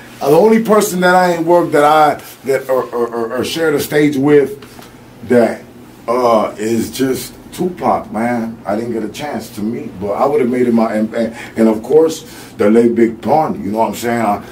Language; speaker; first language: English; native; English